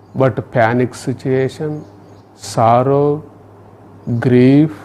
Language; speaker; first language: English; non-native, local second language; Kannada